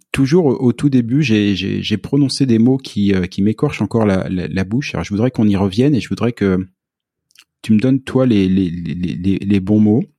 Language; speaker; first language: French; native; French